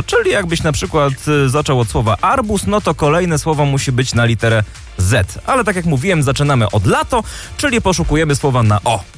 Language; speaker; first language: Polish; native; Polish